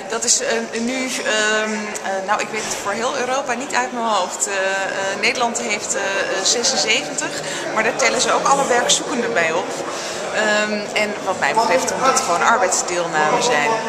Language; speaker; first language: Dutch; native; Dutch